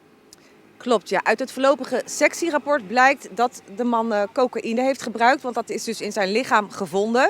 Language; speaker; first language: Dutch; native; Dutch